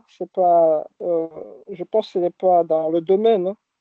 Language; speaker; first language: French; non-native, local second language; Arabic